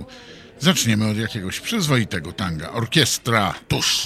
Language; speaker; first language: Polish; native; Polish